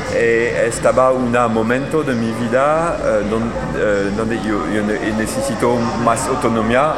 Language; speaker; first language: Spanish; non-native, learner; French